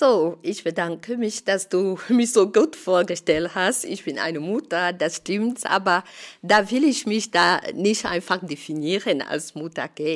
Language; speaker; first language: German; non-native, fluent; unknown